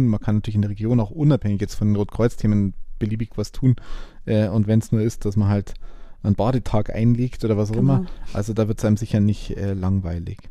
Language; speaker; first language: German; native; German